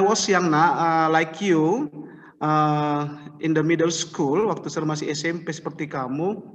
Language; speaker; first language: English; non-native, learner; Indonesian